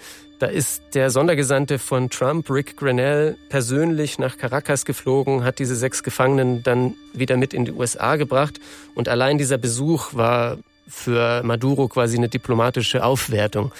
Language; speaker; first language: German; native; German